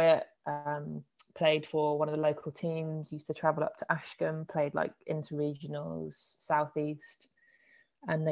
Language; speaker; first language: English; native; English